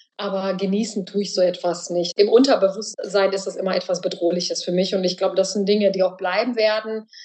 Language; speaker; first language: German; early bilingual, other home language; Bosnian